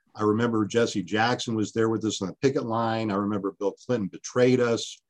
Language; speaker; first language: English; early bilingual, other home language; Spanish